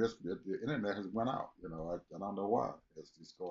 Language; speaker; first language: English; native; English